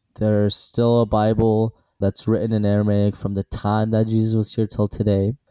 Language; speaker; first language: English; early bilingual, other home language; Assyrian Neo-Aramaic